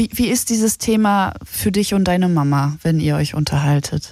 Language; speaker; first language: German; native; German